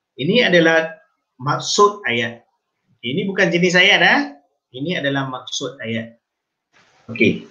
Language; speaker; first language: Malay; non-native, local second language; Tamil